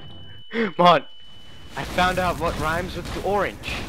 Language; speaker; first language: English; native; English